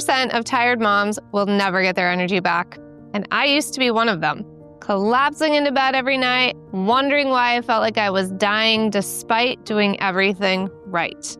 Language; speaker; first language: English; native; English